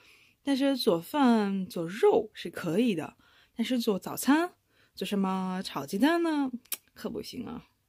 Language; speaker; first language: Chinese; non-native, fluent; Russian